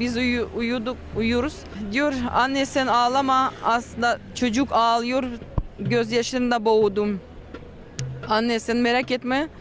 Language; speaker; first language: Turkish; non-native, learner; Russian